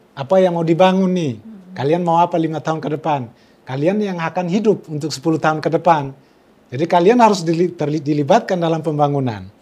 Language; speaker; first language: Indonesian; non-native, local second language; Tetum